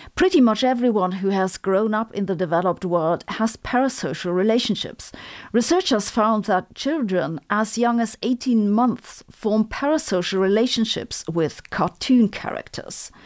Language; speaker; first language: English; non-native, fluent; German